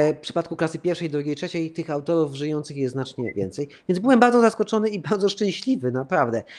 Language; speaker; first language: Polish; early bilingual, heritage; Polish